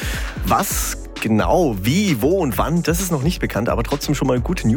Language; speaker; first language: German; native; German